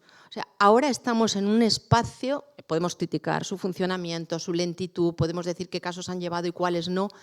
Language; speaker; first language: Spanish; native; Spanish